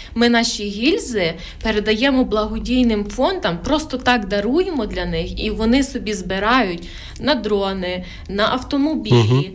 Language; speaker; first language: Ukrainian; native; Ukrainian